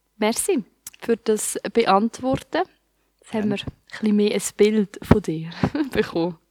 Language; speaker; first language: German; native; German